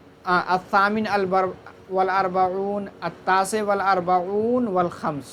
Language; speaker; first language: Arabic; non-native, fluent; Urdu